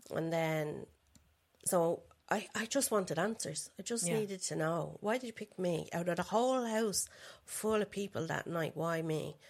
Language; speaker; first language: English; native; English